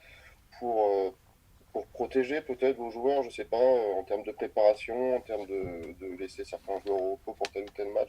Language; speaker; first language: French; native; French